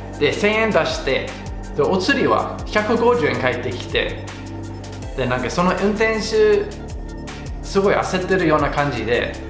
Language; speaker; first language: Japanese; non-native, fluent; English